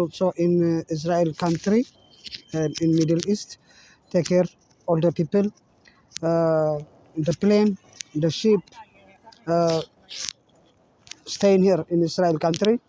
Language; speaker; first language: English; non-native, learner; Tigrinya